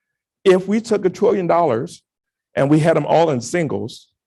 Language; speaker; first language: English; native; English